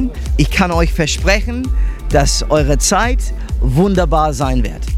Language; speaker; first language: German; early bilingual, heritage; English